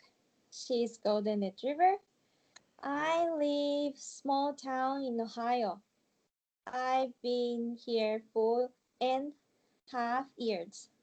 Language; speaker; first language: English; non-native, learner; Japanese